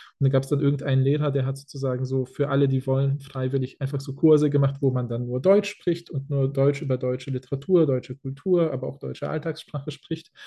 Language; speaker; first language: German; early bilingual, other home language; Polish